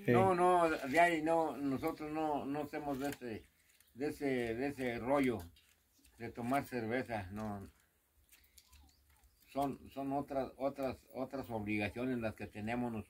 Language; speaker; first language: Spanish; native; Spanish